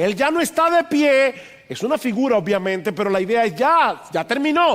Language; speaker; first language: Spanish; native; Spanish